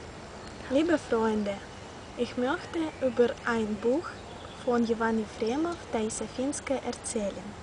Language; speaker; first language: German; non-native, fluent; Russian